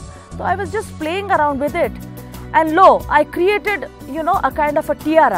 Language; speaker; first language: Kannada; non-native, local second language; Hindi